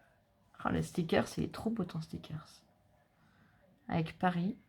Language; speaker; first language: French; native; French